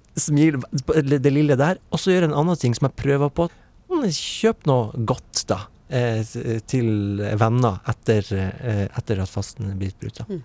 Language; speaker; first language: Norwegian; native; Norwegian